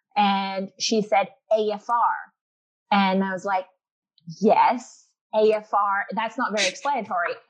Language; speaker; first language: English; non-native, local second language; Urdu